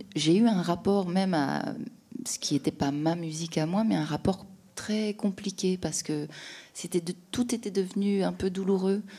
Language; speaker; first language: French; native; French